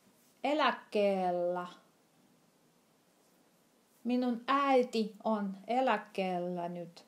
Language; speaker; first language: Finnish; non-native, fluent; Russian